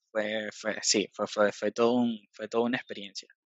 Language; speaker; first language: Spanish; native; Spanish